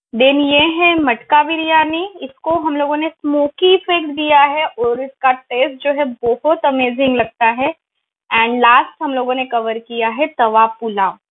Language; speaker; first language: Hindi; non-native, local second language; Marathi